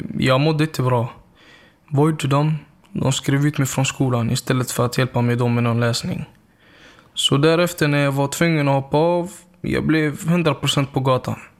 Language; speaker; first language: Swedish; early bilingual, other home language; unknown